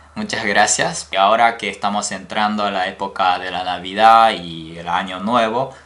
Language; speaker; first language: Spanish; non-native, fluent; Japanese